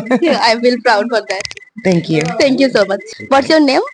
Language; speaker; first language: English; non-native, learner; Bangla